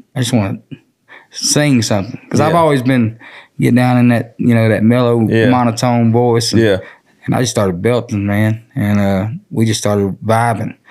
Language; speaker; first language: English; native; English